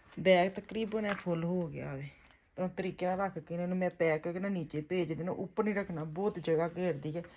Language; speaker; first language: Urdu; non-native, local second language; Punjabi